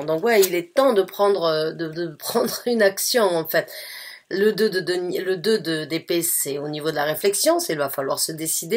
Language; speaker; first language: French; native; French